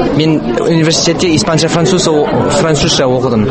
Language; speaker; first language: Kazakh; non-native, learner; English